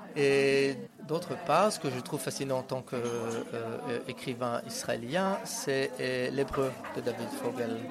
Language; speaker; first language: French; non-native, fluent; Hebrew